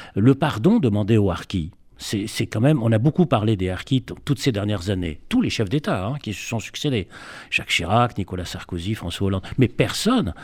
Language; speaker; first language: French; native; French